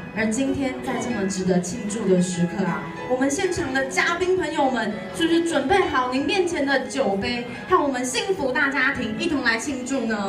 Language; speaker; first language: Chinese; native; Chinese